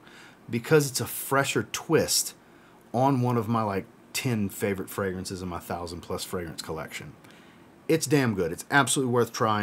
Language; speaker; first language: English; native; English